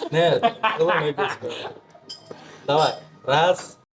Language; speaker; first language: Russian; non-native, local second language; Chechen